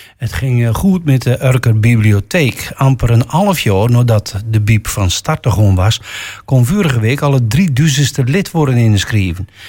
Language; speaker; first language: Dutch; native; Dutch